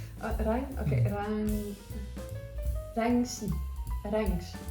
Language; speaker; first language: Korean; non-native, learner; English